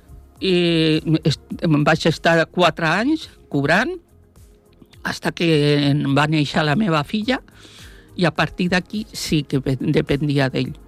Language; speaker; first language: Catalan; non-native, local second language; Spanish